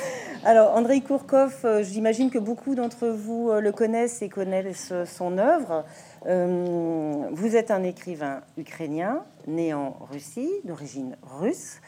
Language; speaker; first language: French; native; French